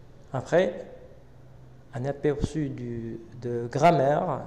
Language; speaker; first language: French; non-native, local second language; Arabic